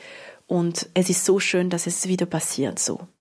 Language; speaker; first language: German; non-native, local second language; French